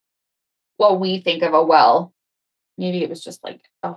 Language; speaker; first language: English; native; English